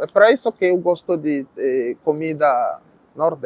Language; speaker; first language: Portuguese; non-native, learner; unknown